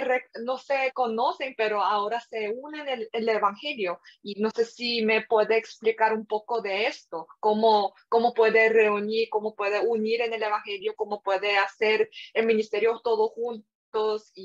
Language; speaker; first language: Spanish; non-native, fluent; Korean